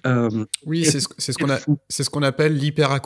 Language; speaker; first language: French; native; French